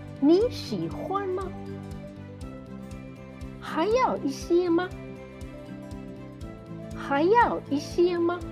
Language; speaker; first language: Chinese; non-native, fluent; Thai